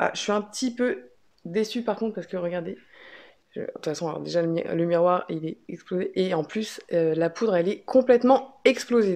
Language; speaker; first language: French; native; French